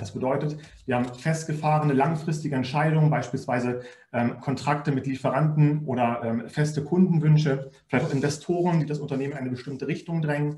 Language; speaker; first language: German; native; German